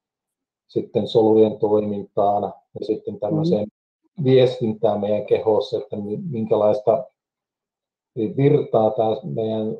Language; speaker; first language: Finnish; native; Finnish